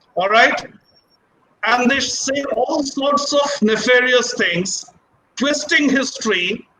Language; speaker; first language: English; non-native, local second language; Hindi